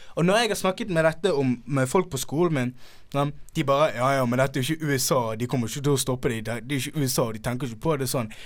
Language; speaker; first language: Norwegian; early bilingual, other home language; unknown